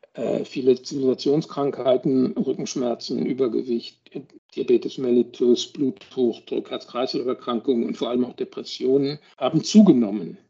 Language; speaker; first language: German; native; German